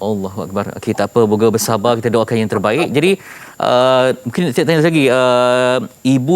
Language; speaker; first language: Malay; native; Malay